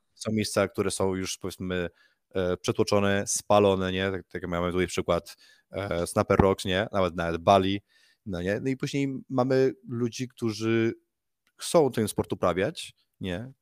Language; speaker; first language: Polish; early bilingual, heritage; Spanish